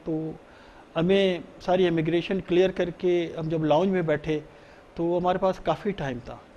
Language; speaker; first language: Urdu; non-native, local second language; Baluchi